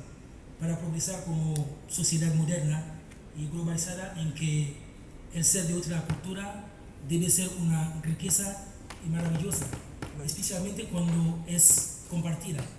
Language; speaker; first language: Spanish; non-native, fluent; Haitian Creole